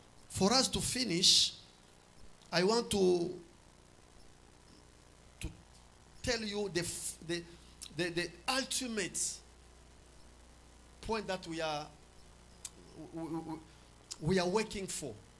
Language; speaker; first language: English; non-native, fluent; Swahili